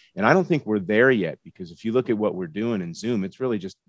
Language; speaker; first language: English; native; English